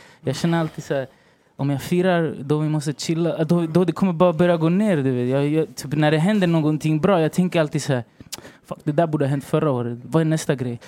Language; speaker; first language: Swedish; early bilingual, other home language; Spanish